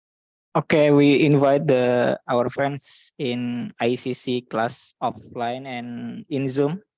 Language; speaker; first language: English; non-native, learner; Indonesian